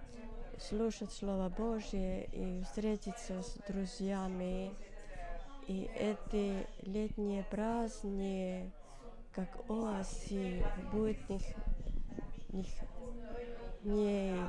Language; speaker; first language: Russian; non-native, learner; Finnish